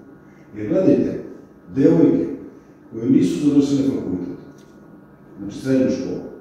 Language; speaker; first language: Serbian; early bilingual, heritage; Serbian